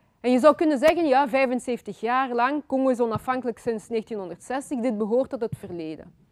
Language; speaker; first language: Dutch; early bilingual, other home language; Lingala